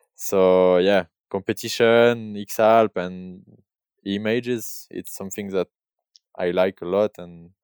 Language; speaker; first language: English; non-native, learner; French